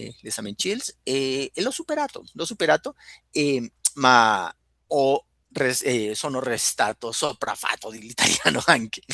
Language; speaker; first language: Italian; non-native, fluent; Spanish